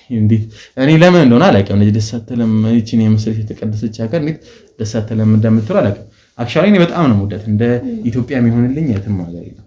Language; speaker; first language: Amharic; early bilingual, heritage; Amharic